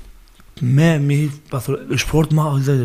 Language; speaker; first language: German; non-native, learner; Baluchi